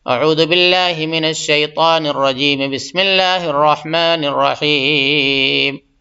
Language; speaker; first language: Urdu; native; Urdu